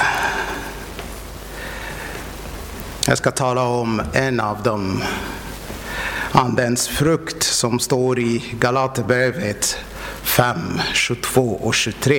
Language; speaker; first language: Swedish; non-native, fluent; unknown